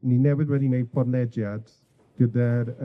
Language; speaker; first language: Welsh; non-native, fluent; English